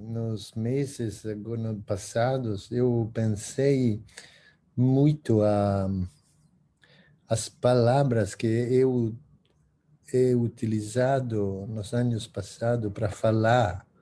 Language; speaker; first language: Portuguese; non-native, fluent; Spanish